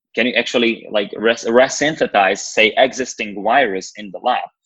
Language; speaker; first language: English; non-native, fluent; Slovak